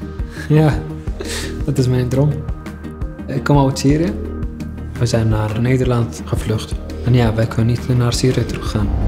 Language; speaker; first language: Dutch; non-native, fluent; Arabic